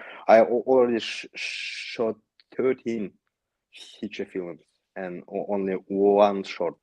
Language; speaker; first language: English; non-native, learner; Yakut